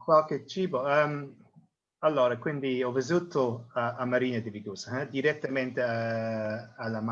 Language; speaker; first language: Italian; non-native, learner; English